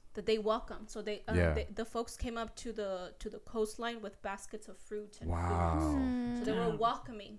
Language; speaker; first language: English; early bilingual, other home language; Spanish